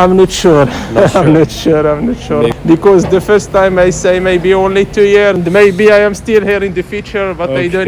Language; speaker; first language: English; non-native, fluent; Arabic